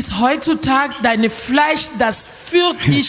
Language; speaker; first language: German; non-native, learner; French